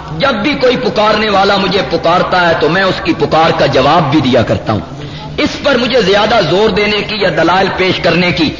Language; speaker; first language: Urdu; non-native, local second language; Punjabi